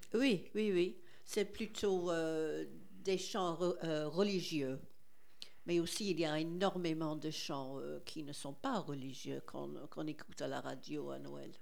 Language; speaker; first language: French; non-native, fluent; English